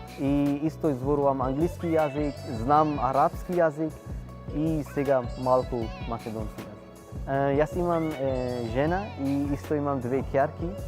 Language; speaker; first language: Macedonian; non-native, learner; Urdu